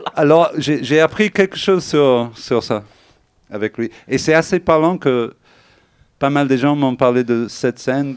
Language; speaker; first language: French; non-native, fluent; English